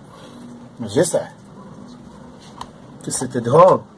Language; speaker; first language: French; non-native, learner; Portuguese